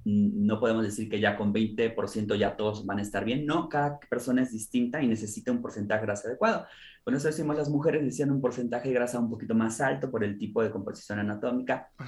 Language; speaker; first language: Spanish; native; Spanish